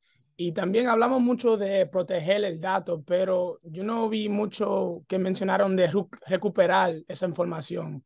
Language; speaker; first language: Spanish; early bilingual, heritage; English